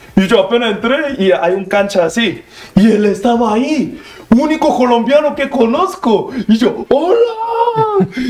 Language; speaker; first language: Spanish; non-native, learner; Korean